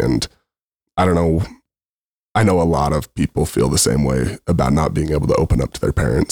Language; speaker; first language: English; native; English